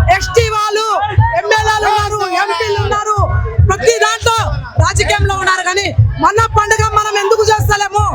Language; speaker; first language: Telugu; non-native, local second language; Lambadi